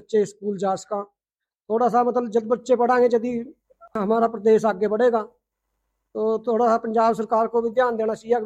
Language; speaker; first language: Hindi; native; Hindi